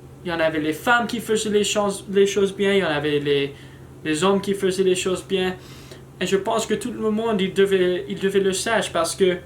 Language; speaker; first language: French; non-native, learner; English